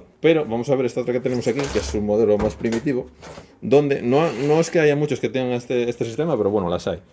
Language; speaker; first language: Spanish; native; Spanish